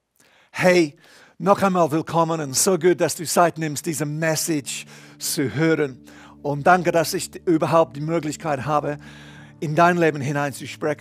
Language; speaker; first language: German; non-native, fluent; English